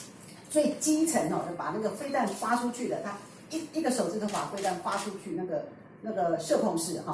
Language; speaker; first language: Chinese; native; Chinese